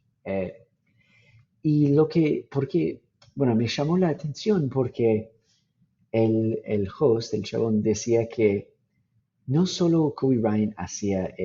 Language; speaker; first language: Spanish; non-native, fluent; English